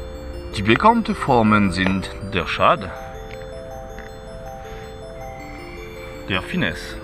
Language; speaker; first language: German; non-native, learner; French